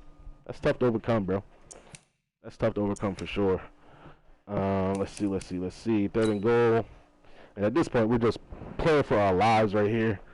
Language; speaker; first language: English; native; English